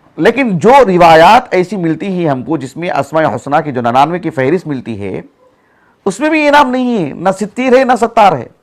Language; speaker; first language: Urdu; native; Urdu